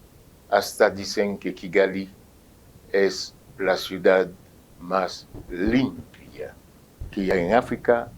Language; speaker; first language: Spanish; non-native, fluent; French